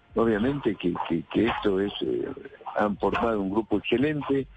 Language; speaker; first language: Spanish; native; Spanish